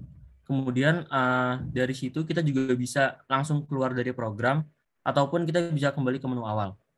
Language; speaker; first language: Indonesian; native; Indonesian